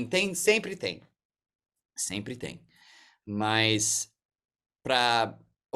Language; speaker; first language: Portuguese; early bilingual, heritage; English